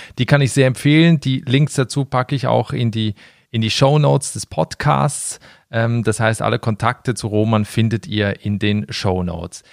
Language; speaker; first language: German; native; German